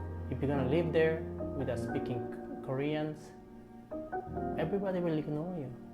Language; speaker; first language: English; non-native, fluent; Korean